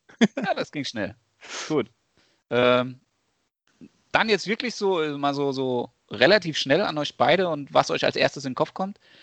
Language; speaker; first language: German; native; German